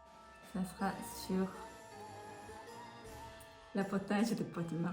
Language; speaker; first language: French; non-native, fluent; Japanese